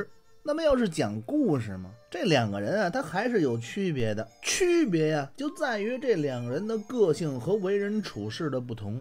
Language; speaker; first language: Chinese; native; Chinese